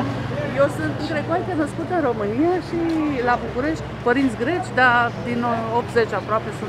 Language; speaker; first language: Romanian; non-native, local second language; Greek